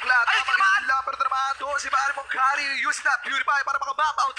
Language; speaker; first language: Filipino; native; Filipino